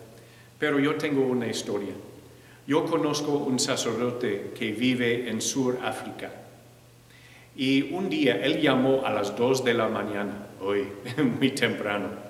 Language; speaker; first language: Spanish; non-native, fluent; English